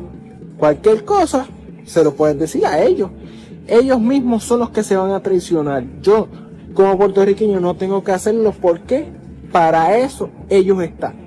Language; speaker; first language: Spanish; native; Spanish